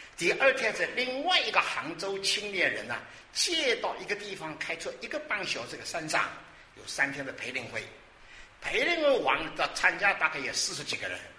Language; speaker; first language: Chinese; non-native, local second language; Wu Chinese